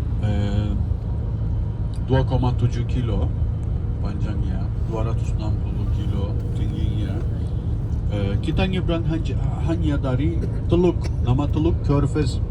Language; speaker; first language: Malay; non-native, fluent; Turkish